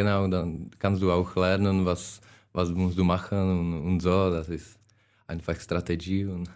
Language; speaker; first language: German; non-native, learner; Czech